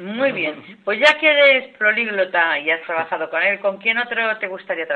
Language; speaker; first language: Spanish; native; Spanish